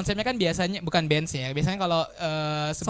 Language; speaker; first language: Indonesian; native; Indonesian